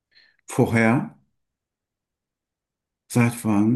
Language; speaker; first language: German; non-native, learner; Turkish